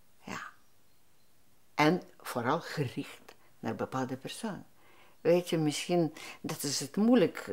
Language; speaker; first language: Dutch; non-native, fluent; Russian